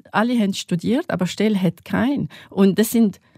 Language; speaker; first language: German; non-native, learner; Arabic